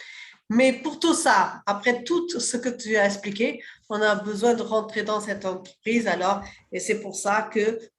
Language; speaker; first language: French; early bilingual, other home language; Portuguese